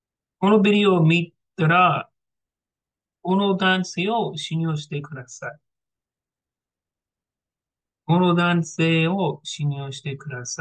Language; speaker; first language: Japanese; non-native, learner; English